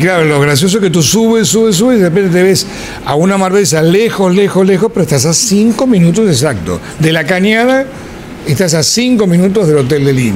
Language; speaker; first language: Spanish; native; Spanish